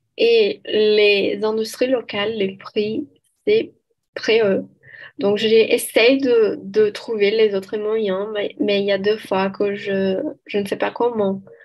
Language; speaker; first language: French; non-native, learner; Portuguese